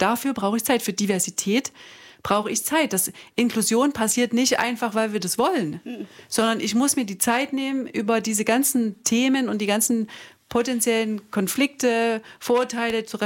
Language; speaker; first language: German; native; German